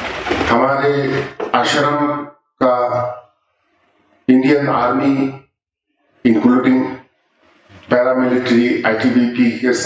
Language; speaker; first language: Hindi; non-native, local second language; Ladakhi